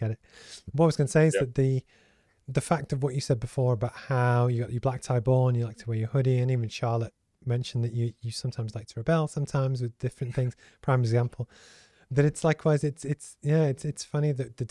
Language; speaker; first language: English; native; English